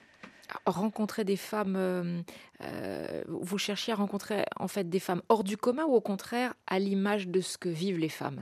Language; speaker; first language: French; native; French